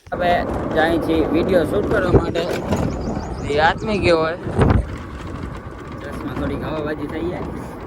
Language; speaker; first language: Gujarati; native; Gujarati